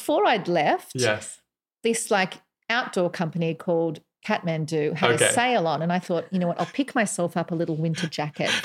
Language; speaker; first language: English; native; English